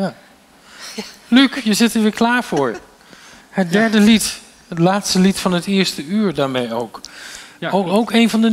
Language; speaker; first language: Dutch; native; Dutch